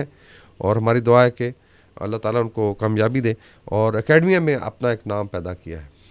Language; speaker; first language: Urdu; native; Urdu